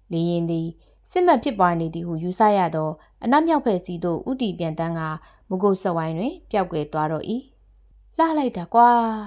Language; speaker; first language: Burmese; native; Burmese